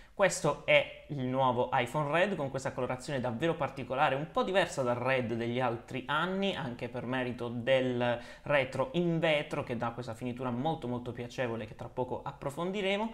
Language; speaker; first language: Italian; native; Italian